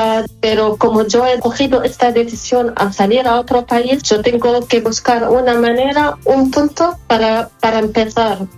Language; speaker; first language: Spanish; non-native, learner; Arabic